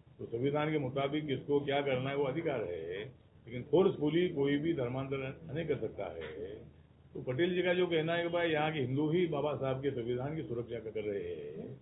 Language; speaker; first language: Hindi; non-native, local second language; Marathi